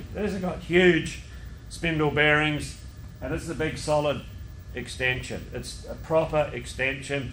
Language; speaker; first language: English; native; English